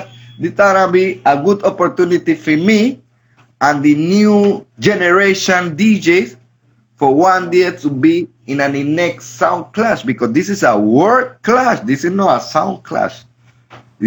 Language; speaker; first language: English; non-native, local second language; Spanish